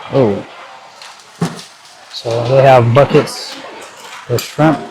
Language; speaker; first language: English; native; English